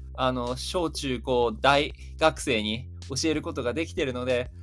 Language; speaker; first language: Japanese; native; Japanese